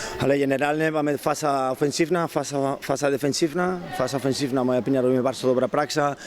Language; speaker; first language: Polish; non-native, learner; Spanish